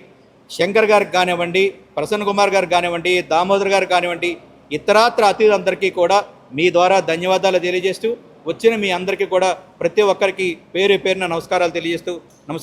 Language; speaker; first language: Telugu; native; Telugu